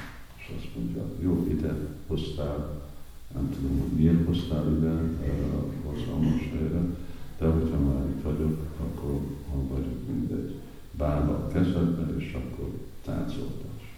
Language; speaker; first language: Hungarian; native; Hungarian